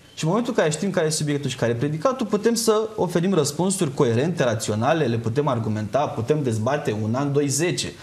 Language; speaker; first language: Romanian; native; Romanian